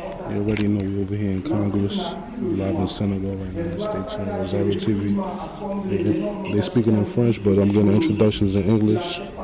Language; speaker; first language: English; early bilingual, other home language; Spanish